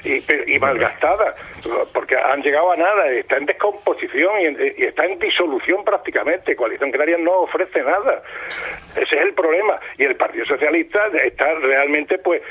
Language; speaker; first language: Spanish; native; Spanish